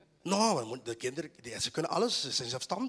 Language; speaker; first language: Dutch; non-native, local second language; Papiamento